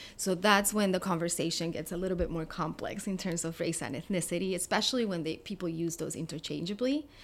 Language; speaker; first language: English; non-native, fluent; Spanish